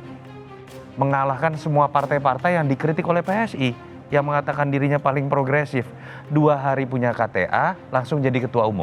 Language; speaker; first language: Indonesian; native; Indonesian